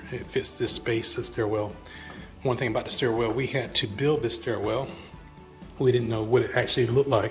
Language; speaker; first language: English; native; English